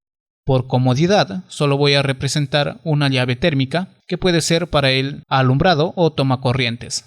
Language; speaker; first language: Spanish; native; Spanish